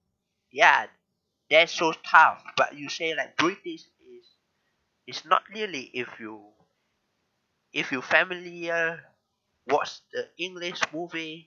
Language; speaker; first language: English; non-native, learner; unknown